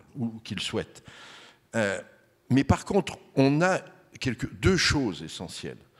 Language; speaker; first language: French; native; French